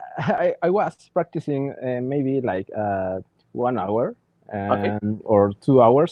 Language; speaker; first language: English; non-native, learner; Spanish